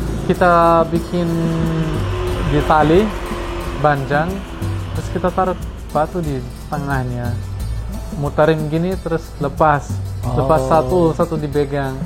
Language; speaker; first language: Indonesian; non-native, fluent; Arabic